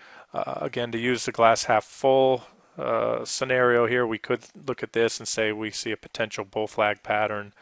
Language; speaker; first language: English; native; English